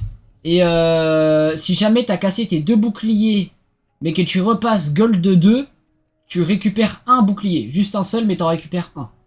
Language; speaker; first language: French; native; French